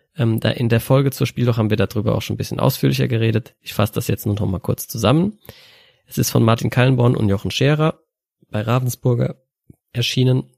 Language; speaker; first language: German; native; German